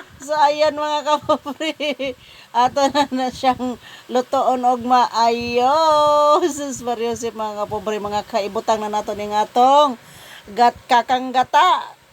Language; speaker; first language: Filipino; non-native, local second language; Cebuano